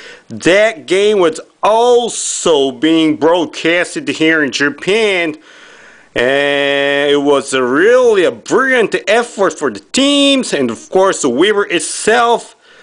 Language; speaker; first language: English; non-native, fluent; Japanese